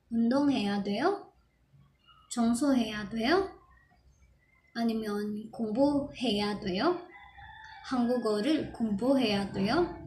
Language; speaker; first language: Korean; non-native, fluent; Filipino